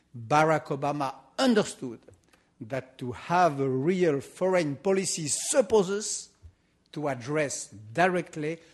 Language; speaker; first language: English; non-native, fluent; French